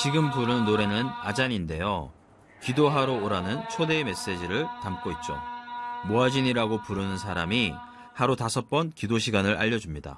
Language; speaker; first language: Korean; native; Korean